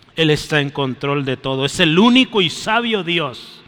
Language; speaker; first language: Spanish; native; Spanish